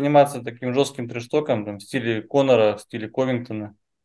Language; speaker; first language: Russian; native; Russian